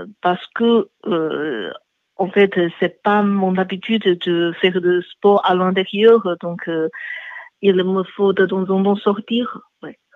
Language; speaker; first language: French; non-native, learner; Chinese